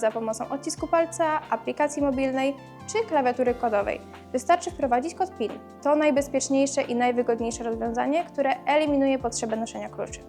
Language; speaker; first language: Polish; native; Polish